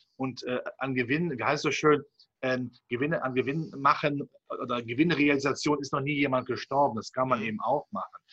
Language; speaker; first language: German; native; German